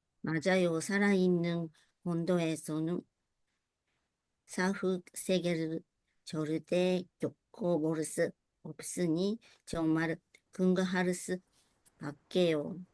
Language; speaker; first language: Korean; non-native, learner; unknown